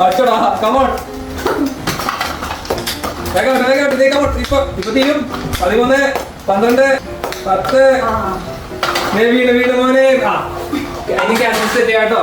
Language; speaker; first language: Malayalam; native; Malayalam